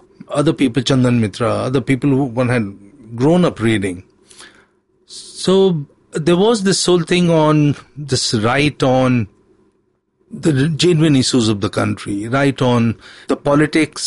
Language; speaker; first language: English; non-native, local second language; Hindi